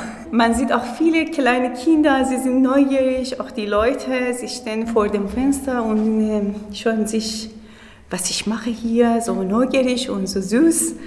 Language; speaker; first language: German; non-native, learner; Persian